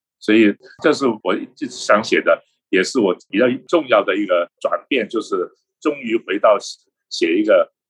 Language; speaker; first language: Chinese; non-native, local second language; Cantonese